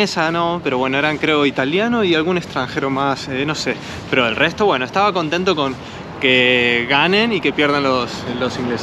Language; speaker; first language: Spanish; native; Spanish